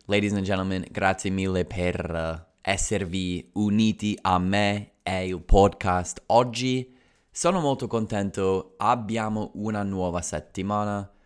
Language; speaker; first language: Italian; non-native, fluent; English